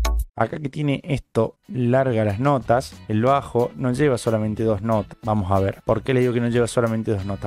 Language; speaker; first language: Spanish; native; Spanish